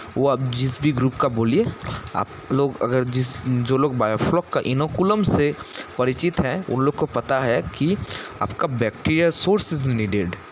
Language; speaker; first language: Hindi; non-native, local second language; Bangla